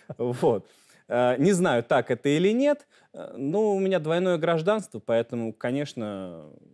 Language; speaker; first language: Russian; native; Russian